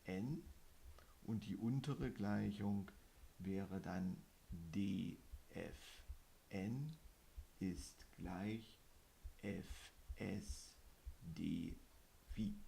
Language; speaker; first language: German; native; German